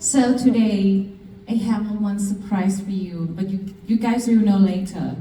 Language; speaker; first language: English; non-native, fluent; Thai